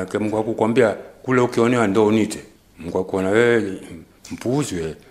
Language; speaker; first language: Swahili; native; Swahili